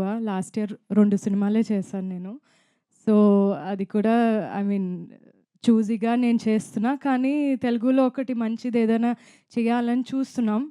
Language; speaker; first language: Telugu; non-native, fluent; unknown